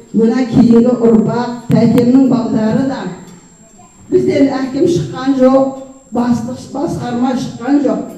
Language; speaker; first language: Kazakh; native; Kazakh